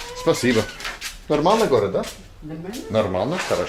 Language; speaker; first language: Russian; non-native, learner; English